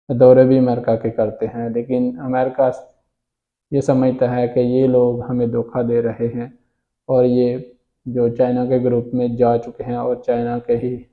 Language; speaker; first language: Urdu; native; Urdu